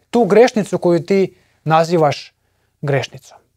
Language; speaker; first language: Croatian; native; Croatian